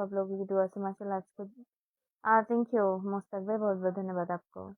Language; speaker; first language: Hindi; non-native, learner; Bangla